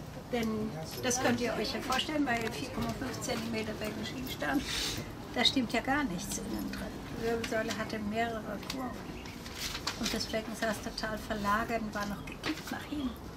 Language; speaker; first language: German; native; German